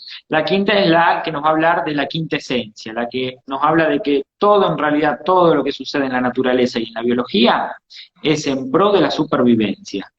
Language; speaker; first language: Spanish; native; Spanish